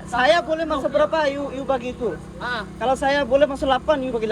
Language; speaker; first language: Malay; non-native, learner; Bangla